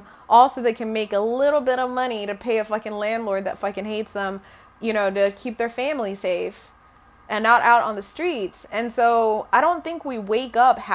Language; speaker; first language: English; non-native, local second language; Bemba